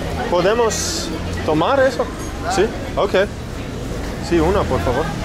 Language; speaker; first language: Spanish; non-native, learner; English